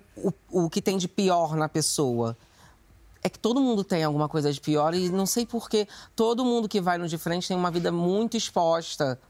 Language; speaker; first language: Portuguese; native; Portuguese